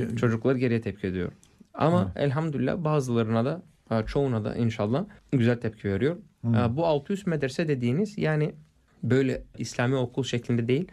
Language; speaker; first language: Turkish; non-native, fluent; English